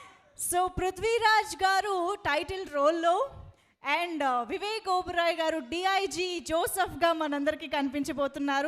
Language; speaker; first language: Telugu; native; Telugu